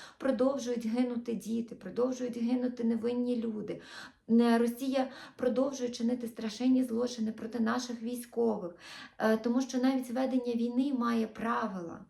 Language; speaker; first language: Ukrainian; non-native, local second language; Russian